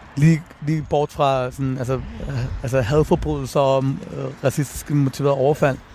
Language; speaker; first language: Danish; early bilingual, other home language; Persian